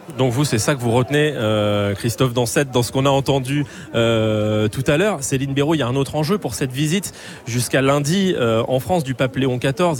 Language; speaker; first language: French; native; French